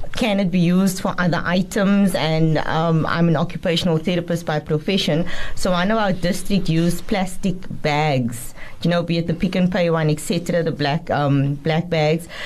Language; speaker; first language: English; native; English